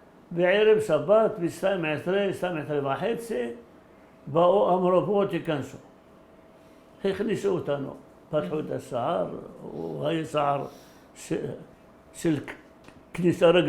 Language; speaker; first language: Hebrew; early bilingual, other home language; Arabic